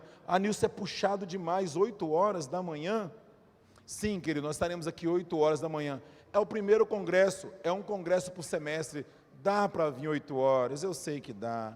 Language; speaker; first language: Portuguese; native; Portuguese